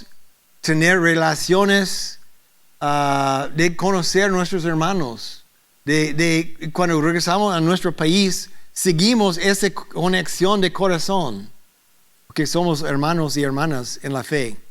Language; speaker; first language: Spanish; non-native, learner; English